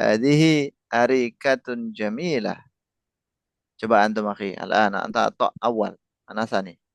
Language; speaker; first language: Arabic; non-native, fluent; Indonesian